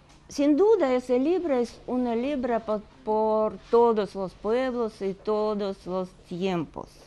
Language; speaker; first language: Spanish; non-native, fluent; Russian